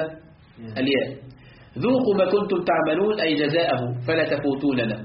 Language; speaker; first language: Arabic; native; Arabic